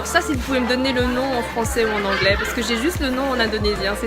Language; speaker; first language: French; native; French